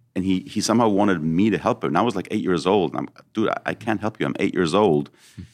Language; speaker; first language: English; early bilingual, other home language; Hebrew